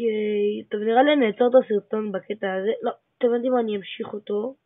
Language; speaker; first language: Hebrew; native; Hebrew